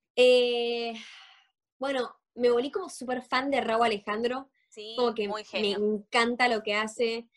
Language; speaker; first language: Spanish; native; Spanish